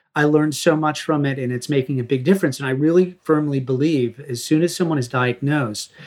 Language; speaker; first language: English; native; English